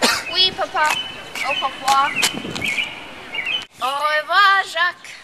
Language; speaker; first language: French; non-native, learner; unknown